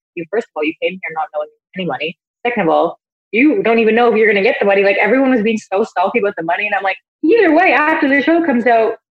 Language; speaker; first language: English; native; English